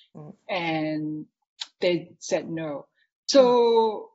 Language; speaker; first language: English; non-native, fluent; Japanese